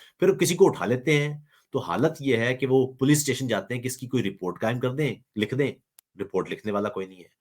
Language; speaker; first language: Urdu; non-native, local second language; Punjabi